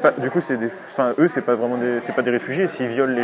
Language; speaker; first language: French; native; French